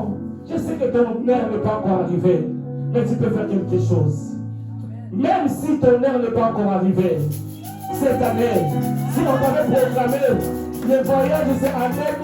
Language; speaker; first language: French; non-native, local second language; Lingala